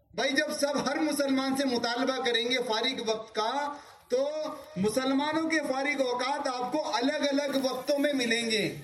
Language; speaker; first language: Urdu; native; Urdu